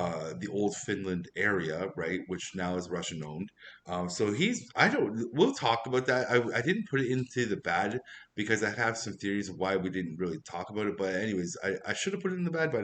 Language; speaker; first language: English; native; English